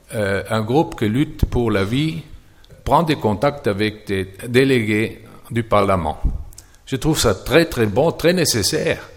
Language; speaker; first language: French; non-native, fluent; German